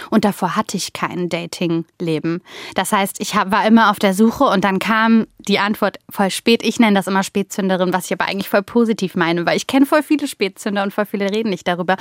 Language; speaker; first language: German; early bilingual, other home language; Bulgarian